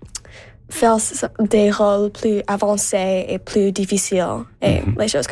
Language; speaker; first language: French; non-native, local second language; English